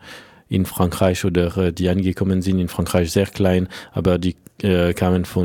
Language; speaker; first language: German; non-native, fluent; French